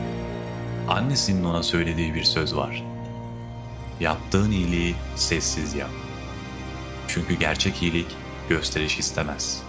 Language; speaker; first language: Turkish; native; Turkish